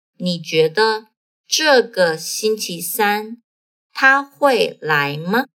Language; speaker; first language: Chinese; non-native, fluent; Portuguese